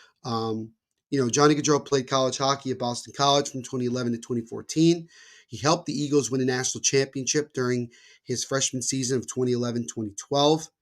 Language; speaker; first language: English; native; English